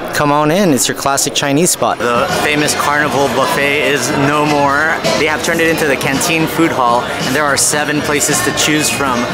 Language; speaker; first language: English; native; English